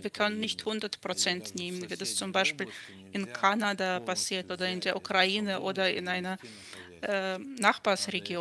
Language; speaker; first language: German; non-native, fluent; Russian